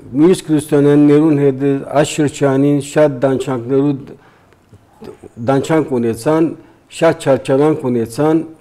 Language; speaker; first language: Armenian; early bilingual, heritage; Armenian